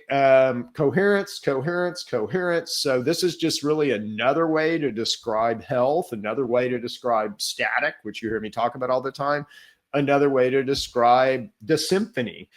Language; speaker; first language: English; native; English